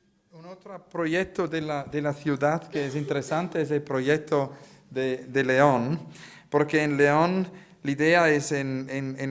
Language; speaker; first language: Spanish; non-native, learner; Italian